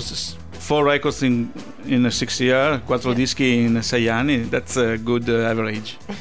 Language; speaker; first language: English; non-native, fluent; Italian